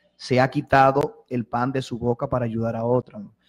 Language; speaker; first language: Spanish; native; Spanish